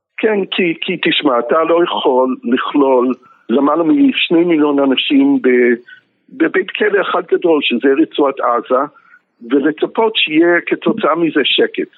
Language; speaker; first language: Hebrew; non-native, fluent; English